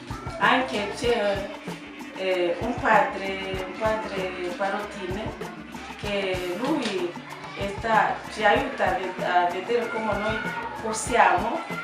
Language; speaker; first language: Italian; non-native, learner; French